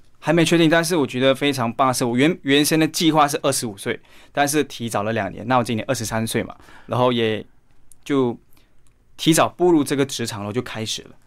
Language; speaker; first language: Chinese; native; Chinese